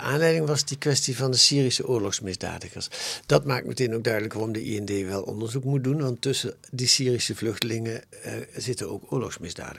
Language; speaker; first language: Dutch; native; Dutch